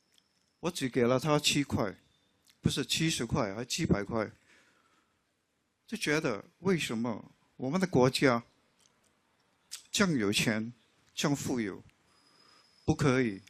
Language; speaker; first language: Chinese; non-native, local second language; English